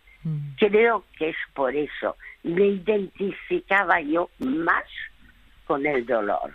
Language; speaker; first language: Spanish; early bilingual, other home language; French